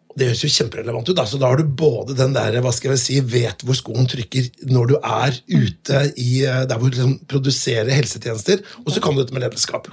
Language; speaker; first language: Norwegian; native; Norwegian